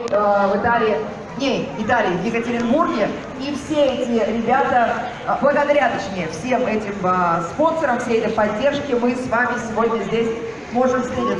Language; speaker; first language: Russian; native; Russian